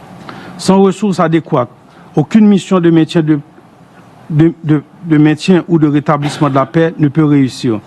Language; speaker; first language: French; non-native, local second language; Haitian Creole